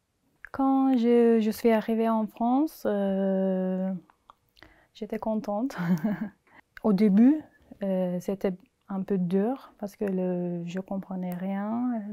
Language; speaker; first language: French; non-native, learner; Turkish